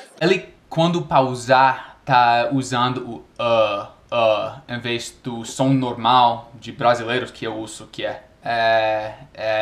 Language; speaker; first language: Portuguese; non-native, fluent; English